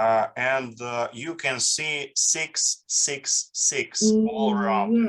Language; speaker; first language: English; non-native, fluent; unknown